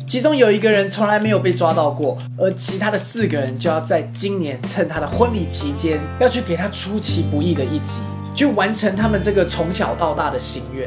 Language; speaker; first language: Chinese; native; Chinese